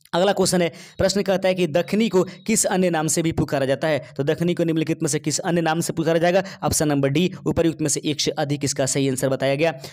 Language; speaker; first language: Hindi; native; Hindi